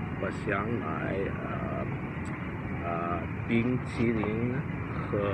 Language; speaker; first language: Chinese; non-native, learner; English